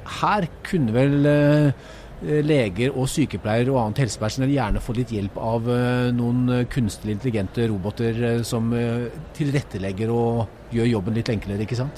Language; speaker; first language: Norwegian; native; Norwegian